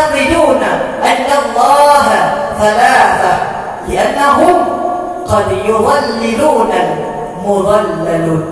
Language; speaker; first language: Arabic; non-native, learner; Achinese